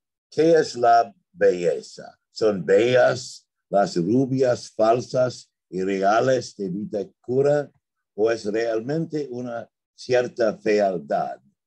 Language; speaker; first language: Spanish; non-native, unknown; English